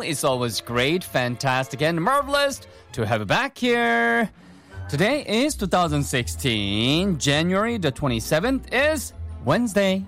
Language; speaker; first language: English; non-native, fluent; Korean